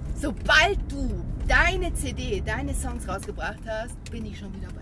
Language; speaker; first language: German; early bilingual, other home language; Bosnian